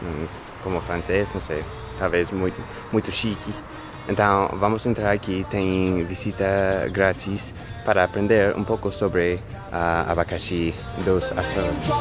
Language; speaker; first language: Portuguese; non-native, fluent; English